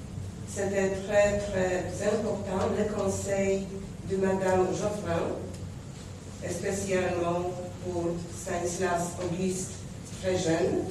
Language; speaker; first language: French; non-native, fluent; Polish